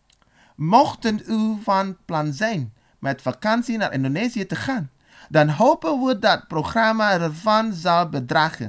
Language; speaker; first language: Dutch; non-native, learner; Indonesian